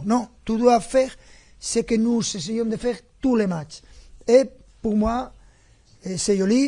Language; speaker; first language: French; non-native, fluent; Spanish